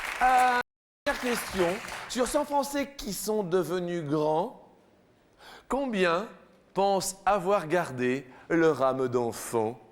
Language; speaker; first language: French; native; French